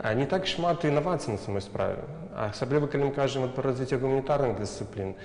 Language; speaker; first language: Belarusian; native; Belarusian